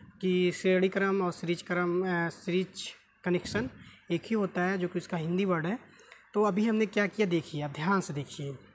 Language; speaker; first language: Hindi; native; Hindi